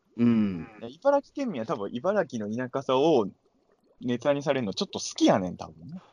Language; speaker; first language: Japanese; native; Japanese